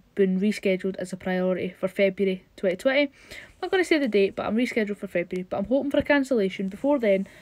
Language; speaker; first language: English; native; English